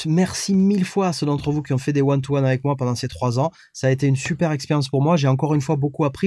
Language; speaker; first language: French; native; French